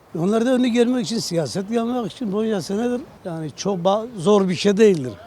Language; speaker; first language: Turkish; non-native, local second language; Kurdish